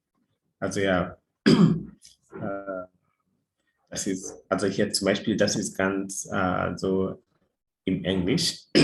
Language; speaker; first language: German; non-native, fluent; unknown